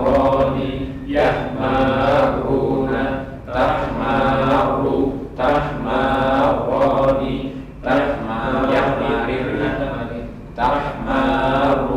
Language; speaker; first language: Arabic; non-native, learner; Indonesian